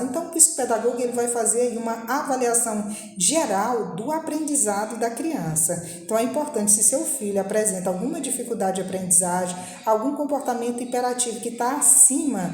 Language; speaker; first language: Portuguese; native; Portuguese